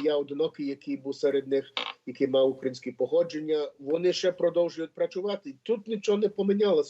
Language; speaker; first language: Ukrainian; early bilingual, heritage; Ukrainian